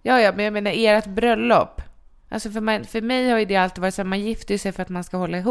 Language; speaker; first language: Swedish; native; Swedish